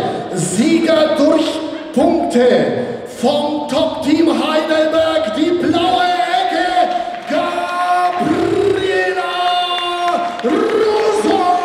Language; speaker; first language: German; native; German